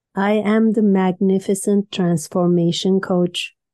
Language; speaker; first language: English; non-native, fluent; Turkish